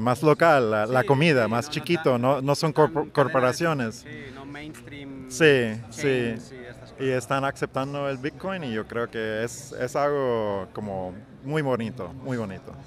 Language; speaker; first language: Spanish; non-native, learner; English